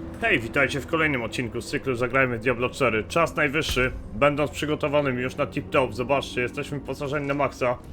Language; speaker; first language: Polish; native; Polish